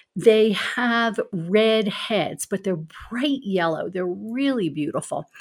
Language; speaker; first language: English; native; English